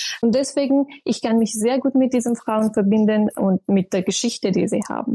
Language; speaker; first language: German; non-native, fluent; Persian